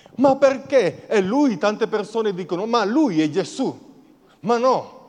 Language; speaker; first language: Italian; non-native, fluent; Spanish